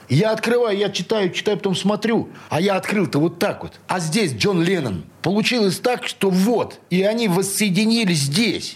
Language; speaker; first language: Russian; native; Russian